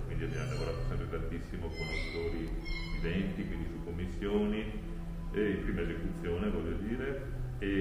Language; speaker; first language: Italian; native; Italian